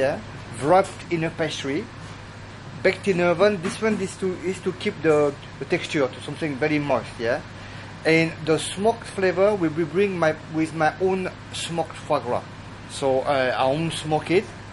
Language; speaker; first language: English; non-native, fluent; French